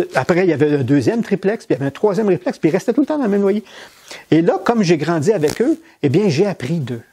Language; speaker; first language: French; native; French